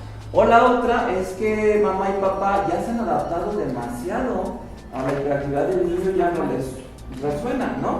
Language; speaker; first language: Spanish; native; Spanish